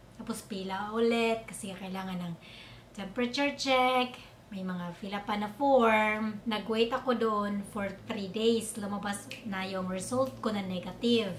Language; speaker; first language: Filipino; non-native, local second language; Cebuano